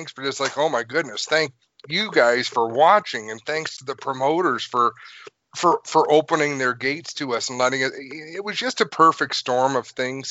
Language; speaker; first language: English; native; English